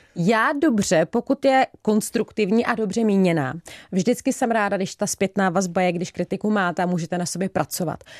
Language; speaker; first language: Czech; native; Czech